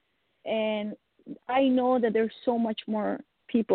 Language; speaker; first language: English; non-native, fluent; Dutch